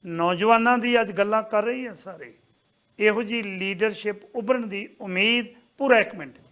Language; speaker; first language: Punjabi; native; Punjabi